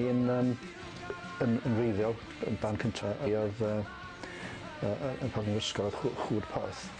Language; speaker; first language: Welsh; native; Welsh